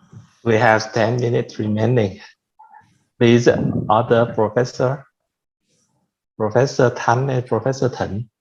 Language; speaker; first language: English; non-native, fluent; Vietnamese